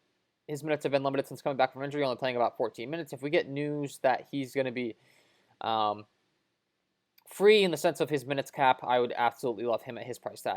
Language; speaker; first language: English; native; English